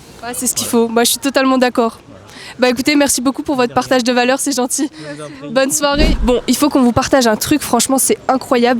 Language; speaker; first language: French; native; French